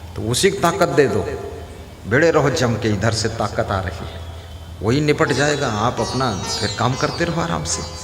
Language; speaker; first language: Hindi; native; Hindi